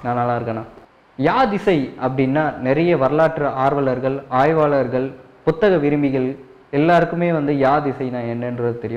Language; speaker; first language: Tamil; native; Tamil